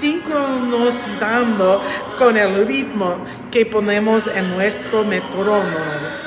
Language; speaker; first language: Spanish; non-native, learner; English